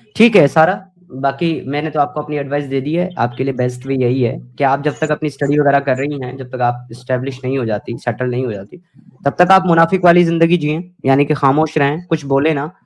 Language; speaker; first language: Hindi; native; Hindi